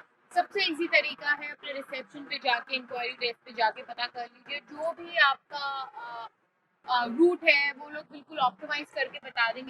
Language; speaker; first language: Hindi; native; Hindi